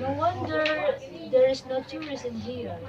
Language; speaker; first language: English; non-native, learner; Indonesian